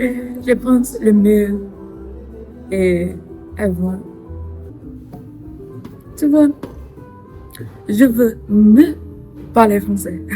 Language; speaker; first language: French; non-native, learner; English